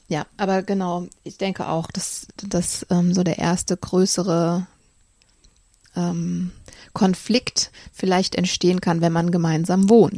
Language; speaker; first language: German; native; German